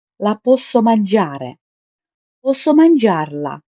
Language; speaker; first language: Italian; non-native, fluent; Ukrainian